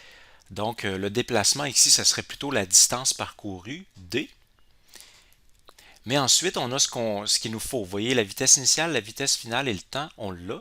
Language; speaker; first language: French; native; French